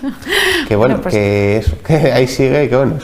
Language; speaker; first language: Spanish; native; Spanish